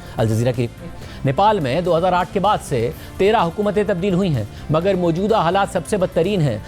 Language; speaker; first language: Urdu; native; Urdu